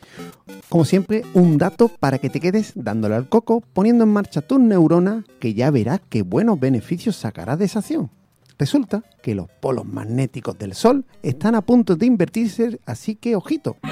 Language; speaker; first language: Spanish; native; Spanish